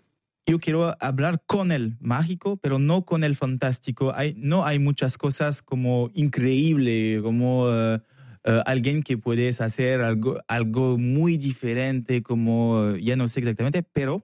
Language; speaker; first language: Spanish; non-native, learner; French